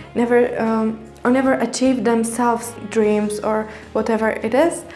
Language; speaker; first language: English; non-native, fluent; Polish